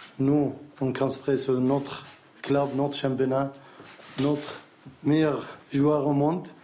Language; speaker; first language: French; non-native, learner; Arabic